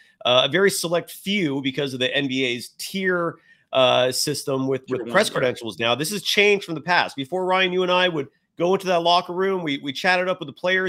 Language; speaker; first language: English; native; English